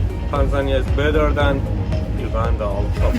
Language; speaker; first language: English; non-native, learner; Persian